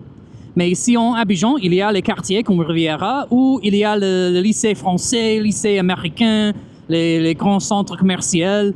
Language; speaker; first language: French; non-native, fluent; English